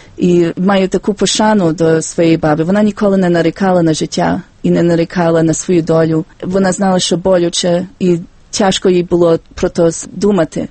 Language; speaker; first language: Ukrainian; early bilingual, heritage; Ukrainian